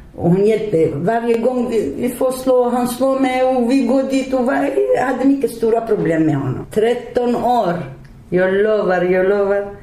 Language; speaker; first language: Swedish; non-native, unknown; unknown